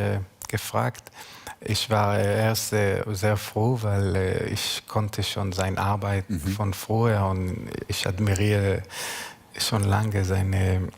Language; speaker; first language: German; non-native, learner; Hebrew